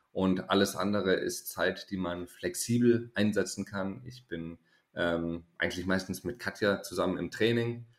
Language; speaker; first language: German; native; German